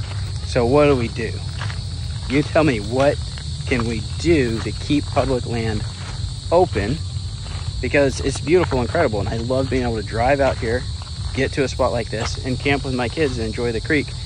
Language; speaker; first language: English; native; English